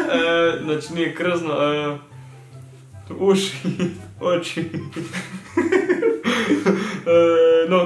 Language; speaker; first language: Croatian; early bilingual, heritage; Croatian